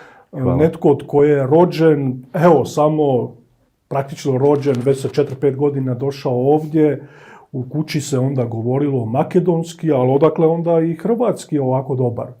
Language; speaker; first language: Bosnian; native; Bosnian